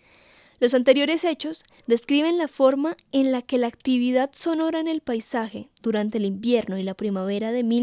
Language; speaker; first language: Spanish; native; Spanish